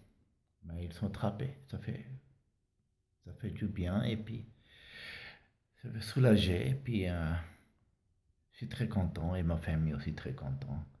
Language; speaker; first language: French; non-native, learner; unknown